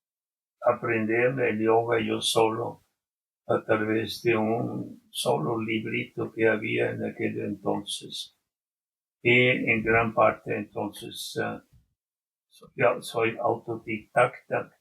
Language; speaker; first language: Spanish; non-native, fluent; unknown